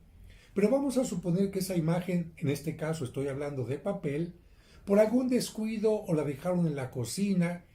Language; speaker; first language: Spanish; native; Spanish